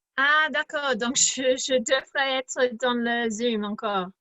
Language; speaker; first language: French; non-native, learner; English